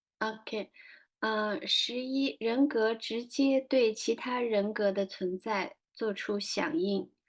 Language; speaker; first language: Chinese; native; Chinese